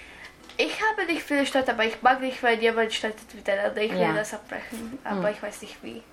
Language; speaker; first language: German; early bilingual, other home language; Croatian